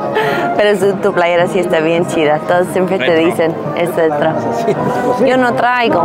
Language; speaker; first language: Spanish; non-native, fluent; English